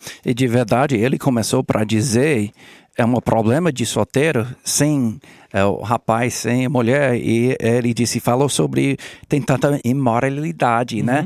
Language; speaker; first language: Portuguese; non-native, learner; English